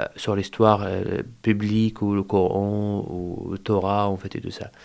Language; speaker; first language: French; non-native, fluent; Arabic